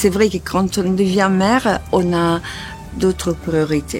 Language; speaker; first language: French; non-native, fluent; Italian